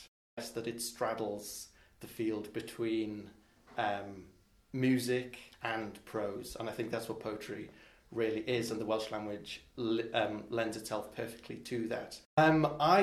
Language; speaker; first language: English; non-native, local second language; Welsh